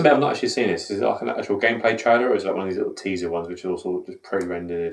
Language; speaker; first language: English; native; English